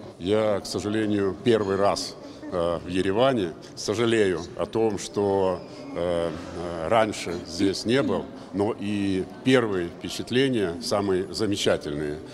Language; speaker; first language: Russian; native; Russian